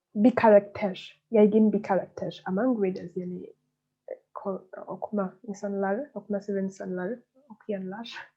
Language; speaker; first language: Turkish; non-native, learner; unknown